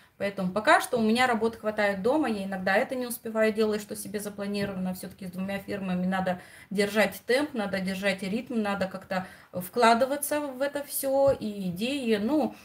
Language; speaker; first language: Russian; non-native, local second language; Romanian